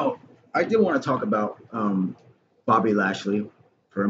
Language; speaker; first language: English; native; English